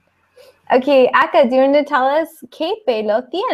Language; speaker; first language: Spanish; non-native, fluent; English